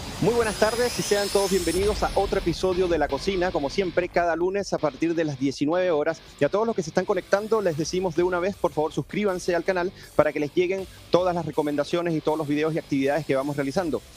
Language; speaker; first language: Spanish; native; Spanish